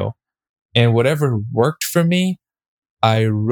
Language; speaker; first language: English; non-native, local second language; Filipino